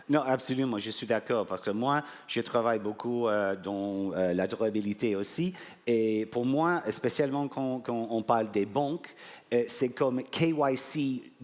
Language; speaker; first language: French; non-native, fluent; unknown